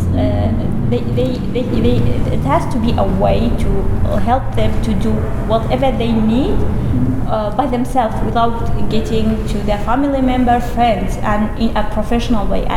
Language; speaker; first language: English; non-native, fluent; Kurdish